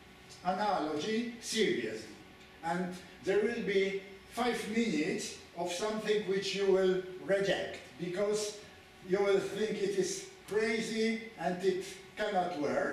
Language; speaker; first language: English; non-native, fluent; Polish